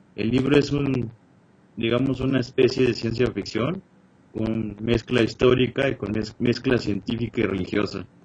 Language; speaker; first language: Spanish; native; Spanish